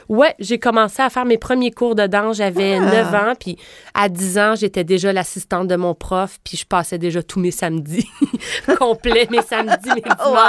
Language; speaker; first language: French; native; French